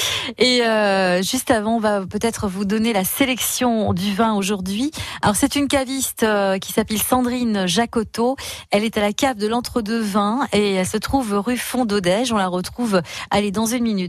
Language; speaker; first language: French; native; French